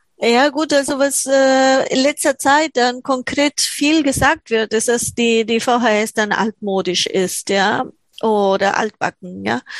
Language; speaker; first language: German; non-native, fluent; Spanish